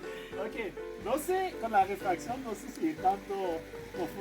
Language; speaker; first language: Spanish; non-native, learner; French